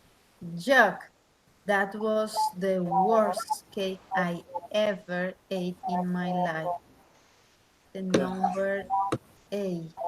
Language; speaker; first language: English; non-native, learner; Spanish